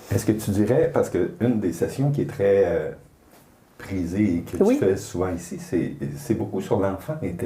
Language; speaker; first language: French; native; French